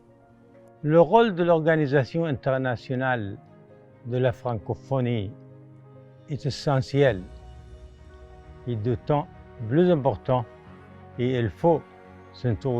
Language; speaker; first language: French; non-native, fluent; Arabic